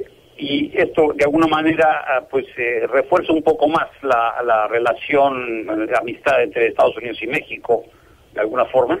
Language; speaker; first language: Spanish; native; Spanish